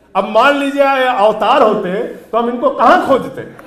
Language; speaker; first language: Hindi; native; Hindi